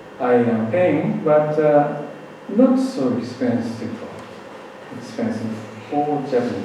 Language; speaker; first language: English; non-native, learner; Japanese